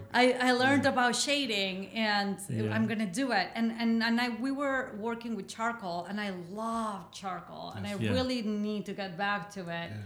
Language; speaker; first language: English; non-native, fluent; Spanish